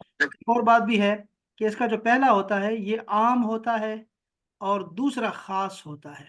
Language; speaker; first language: Urdu; native; Urdu